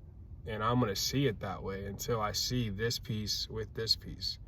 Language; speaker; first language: English; native; English